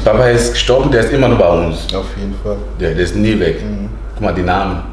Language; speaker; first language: German; non-native, learner; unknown